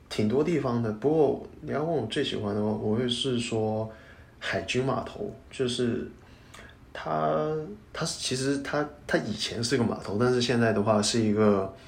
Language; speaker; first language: Chinese; non-native, local second language; Cantonese